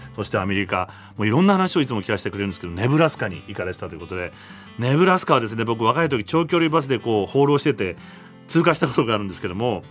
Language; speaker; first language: Japanese; native; Japanese